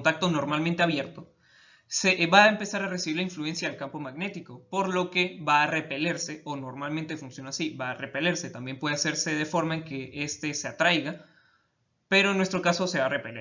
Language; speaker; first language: Spanish; native; Spanish